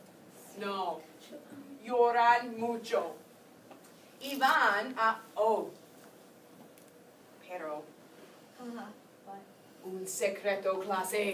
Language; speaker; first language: Spanish; non-native, fluent; English